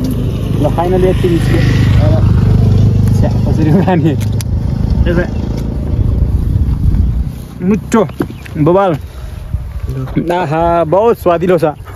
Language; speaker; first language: Nepali; native; Nepali